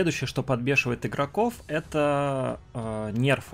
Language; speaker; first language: Russian; native; Russian